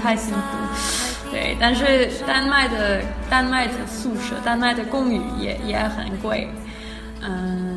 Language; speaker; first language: Chinese; non-native, learner; Danish